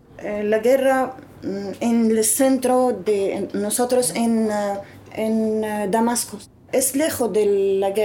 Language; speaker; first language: Spanish; non-native, learner; Arabic